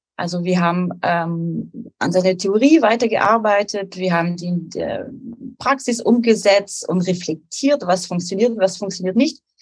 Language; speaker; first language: German; non-native, fluent; French